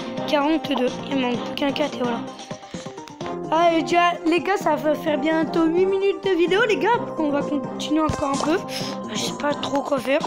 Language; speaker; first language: French; native; French